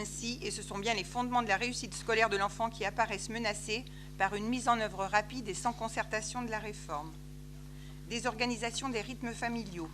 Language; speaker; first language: French; native; French